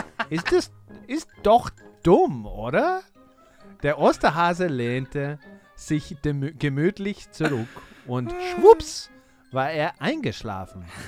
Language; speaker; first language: German; non-native, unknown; English